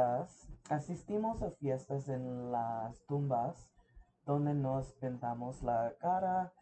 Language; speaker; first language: Spanish; early bilingual, heritage; English